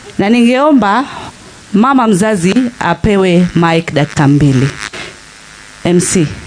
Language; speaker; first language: Swahili; non-native, local second language; Kamba